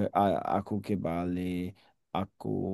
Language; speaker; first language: Indonesian; non-native, learner; English